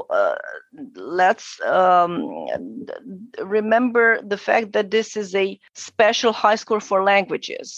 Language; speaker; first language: English; non-native, fluent; Romanian